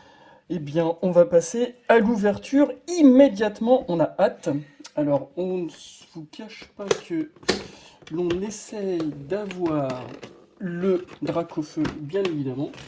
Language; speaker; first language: French; native; French